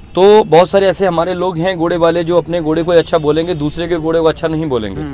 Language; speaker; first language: Hindi; native; Hindi